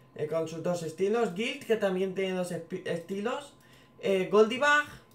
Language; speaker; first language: Spanish; native; Spanish